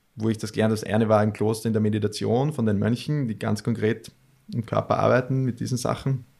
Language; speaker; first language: German; native; German